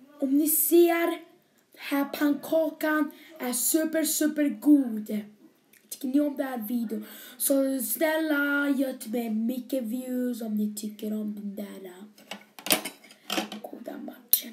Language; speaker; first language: Swedish; early bilingual, other home language; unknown